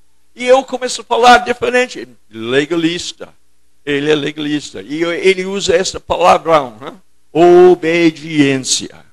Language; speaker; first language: Portuguese; non-native, fluent; English